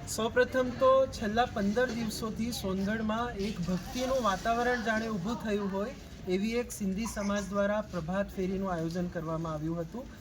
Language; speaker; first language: Gujarati; non-native, local second language; Sindhi